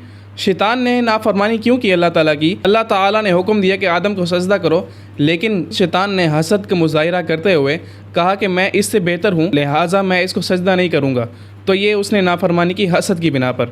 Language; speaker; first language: Urdu; native; Urdu